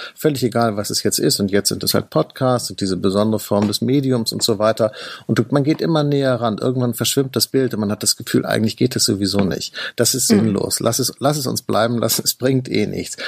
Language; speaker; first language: German; native; German